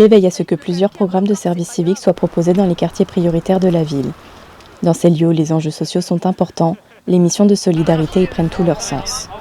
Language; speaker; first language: French; native; French